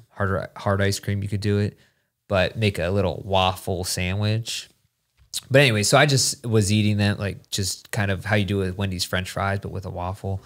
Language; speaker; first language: English; native; English